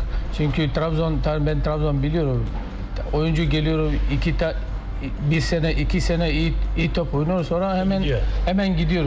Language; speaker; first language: Turkish; non-native, learner; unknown